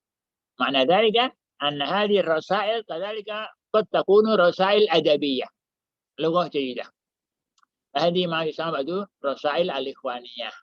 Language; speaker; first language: Arabic; non-native, fluent; Indonesian